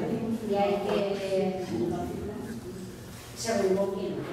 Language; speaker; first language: Spanish; non-native, local second language; Catalan